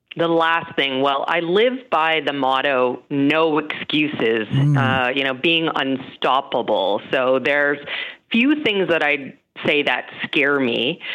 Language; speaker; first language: English; native; English